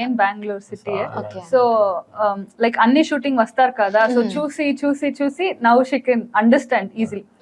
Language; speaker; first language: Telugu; non-native, learner; Kannada